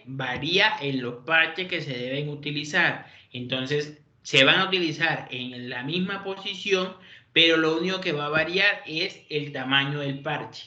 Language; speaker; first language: Spanish; native; Spanish